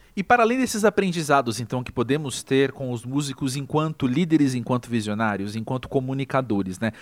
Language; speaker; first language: Portuguese; native; Portuguese